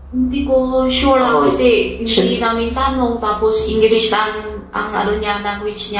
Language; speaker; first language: Filipino; non-native, learner; Chinese